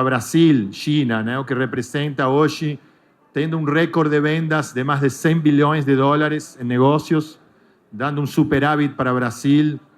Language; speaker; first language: Portuguese; non-native, fluent; Spanish